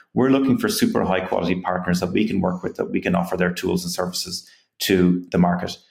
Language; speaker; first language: English; native; English